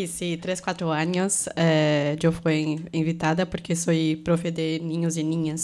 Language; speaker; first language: Spanish; non-native, fluent; Portuguese